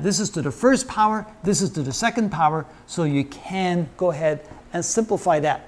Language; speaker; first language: English; native; English